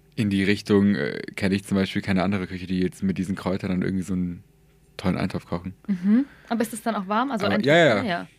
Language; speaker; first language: German; early bilingual, other home language; Persian